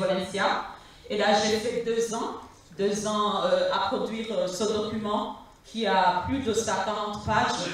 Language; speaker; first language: French; non-native, local second language; Rundi